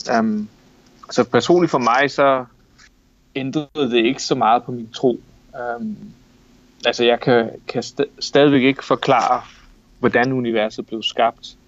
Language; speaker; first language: Danish; native; Danish